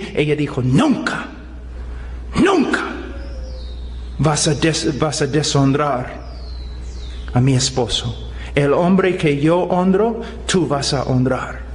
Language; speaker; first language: Spanish; non-native, fluent; English